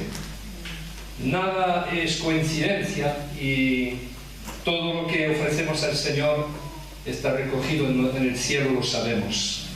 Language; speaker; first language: Spanish; early bilingual, heritage; French